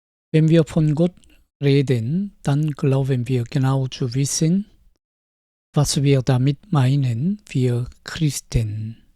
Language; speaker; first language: German; non-native, fluent; Korean